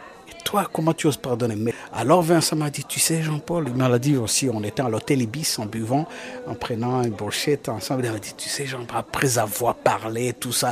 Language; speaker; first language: French; non-native, local second language; Kinyarwanda